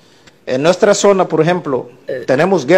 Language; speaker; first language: Spanish; non-native, learner; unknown